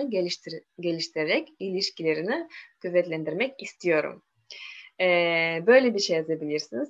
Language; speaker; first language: Turkish; non-native, learner; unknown